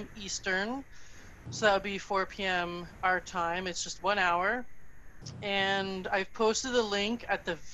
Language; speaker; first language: English; native; English